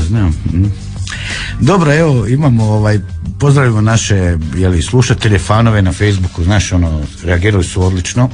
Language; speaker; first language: Croatian; native; Croatian